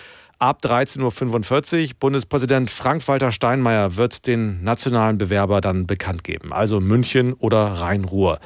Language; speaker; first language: German; native; German